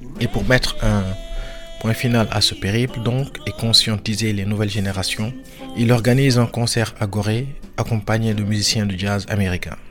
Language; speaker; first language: French; non-native, local second language; Wolof